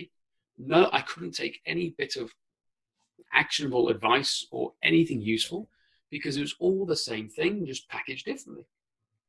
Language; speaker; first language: English; non-native, local second language; Welsh